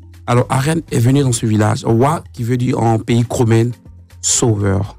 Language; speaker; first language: French; native; French